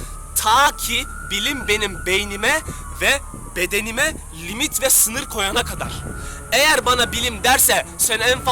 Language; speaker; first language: Turkish; native; Turkish